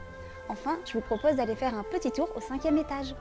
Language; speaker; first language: French; native; French